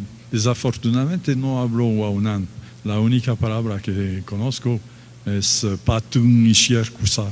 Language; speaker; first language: Spanish; non-native, fluent; French